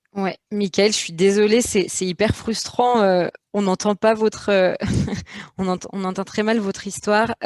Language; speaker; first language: French; native; French